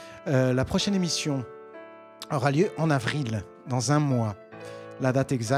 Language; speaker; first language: French; native; French